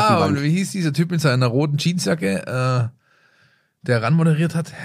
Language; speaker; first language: German; native; German